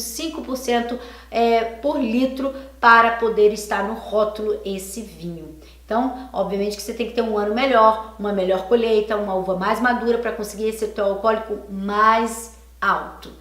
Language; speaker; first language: Portuguese; native; Portuguese